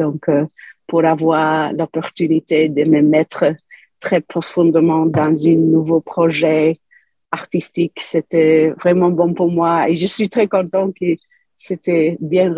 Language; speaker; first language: French; non-native, fluent; English